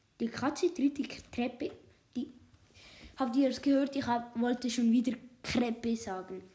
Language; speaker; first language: German; native; German